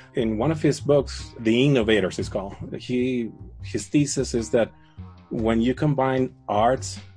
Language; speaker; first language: English; non-native, fluent; Spanish